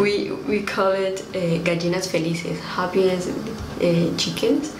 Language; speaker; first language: English; non-native, learner; Spanish